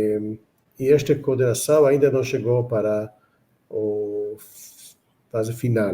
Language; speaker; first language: Portuguese; non-native, fluent; Hebrew